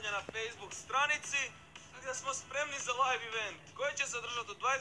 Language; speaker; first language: Bosnian; native; Bosnian